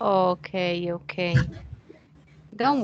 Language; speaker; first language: English; non-native, fluent; Spanish